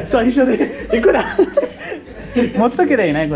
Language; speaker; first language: Japanese; non-native, learner; Hindi